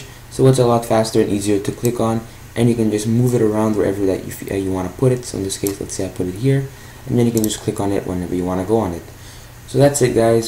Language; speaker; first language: English; native; English